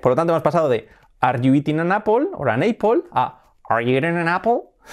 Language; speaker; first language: English; non-native, fluent; Spanish